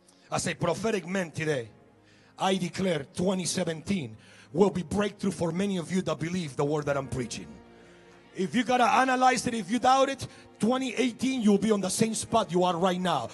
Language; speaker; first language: English; early bilingual, other home language; Spanish